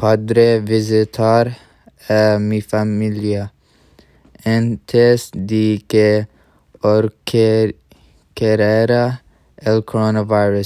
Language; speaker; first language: Spanish; non-native, learner; English